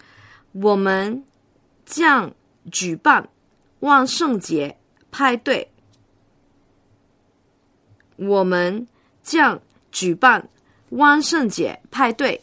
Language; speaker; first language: Chinese; non-native, local second language; Cantonese